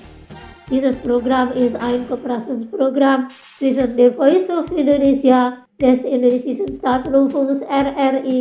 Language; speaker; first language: German; non-native, fluent; Indonesian